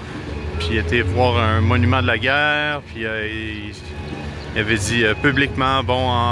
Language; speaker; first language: French; native; French